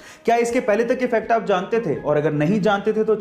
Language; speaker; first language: Hindi; native; Hindi